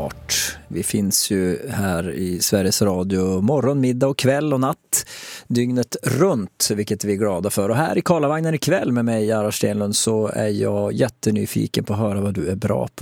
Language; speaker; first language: Swedish; native; Swedish